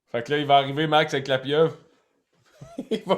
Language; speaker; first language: French; native; French